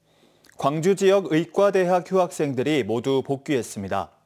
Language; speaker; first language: Korean; native; Korean